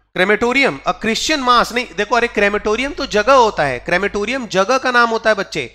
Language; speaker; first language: Hindi; non-native, local second language; Odia